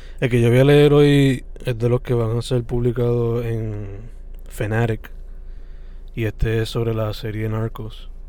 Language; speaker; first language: Spanish; native; Spanish